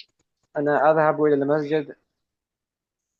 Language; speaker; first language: Arabic; non-native, learner; Urdu